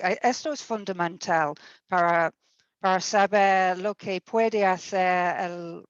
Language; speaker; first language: Spanish; non-native, fluent; English